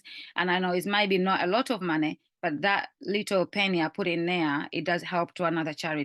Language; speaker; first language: English; non-native, fluent; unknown